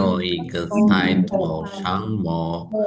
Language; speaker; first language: Chinese; non-native, learner; Sinhala